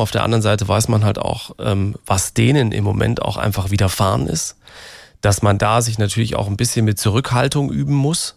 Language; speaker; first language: German; native; German